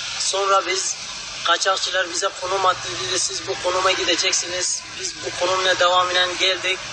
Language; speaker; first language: Turkish; non-native, learner; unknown